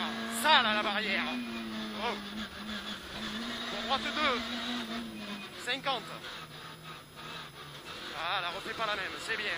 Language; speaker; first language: French; native; French